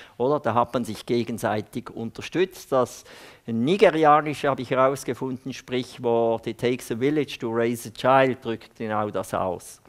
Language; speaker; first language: German; native; German